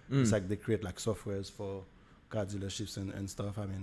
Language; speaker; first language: English; non-native, fluent; Haitian Creole